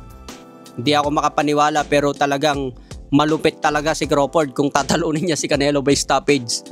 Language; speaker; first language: Filipino; native; Filipino